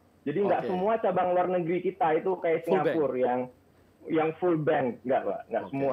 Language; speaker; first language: Indonesian; native; Indonesian